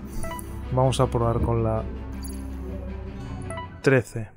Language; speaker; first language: Spanish; native; Spanish